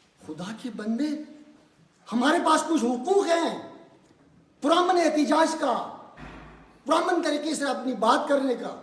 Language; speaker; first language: Urdu; non-native, local second language; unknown